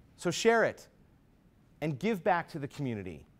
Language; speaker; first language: English; native; English